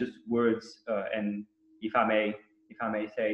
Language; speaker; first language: English; non-native, fluent; Italian